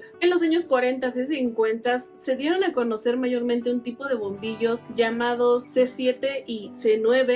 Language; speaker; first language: Spanish; native; Spanish